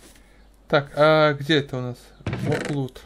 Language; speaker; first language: Russian; native; Russian